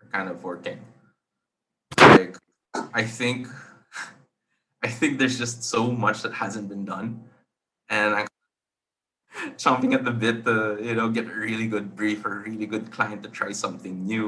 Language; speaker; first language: English; non-native, local second language; Filipino